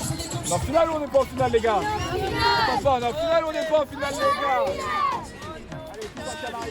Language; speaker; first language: French; native; French